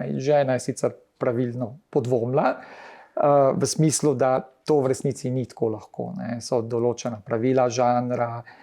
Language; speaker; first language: Slovenian; early bilingual, heritage; Slovenian